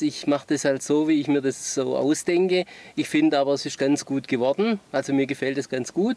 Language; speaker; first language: German; native; German